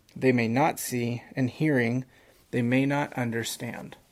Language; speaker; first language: English; native; English